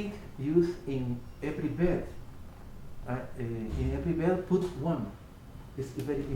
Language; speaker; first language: English; non-native, learner; Spanish